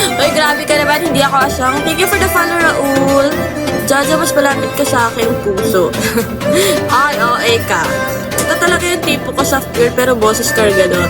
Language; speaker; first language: Filipino; non-native, local second language; Hiligaynon